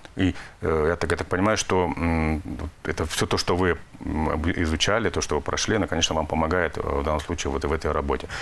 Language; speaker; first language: Russian; native; Russian